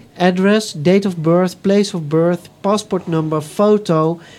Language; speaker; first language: English; non-native, fluent; Dutch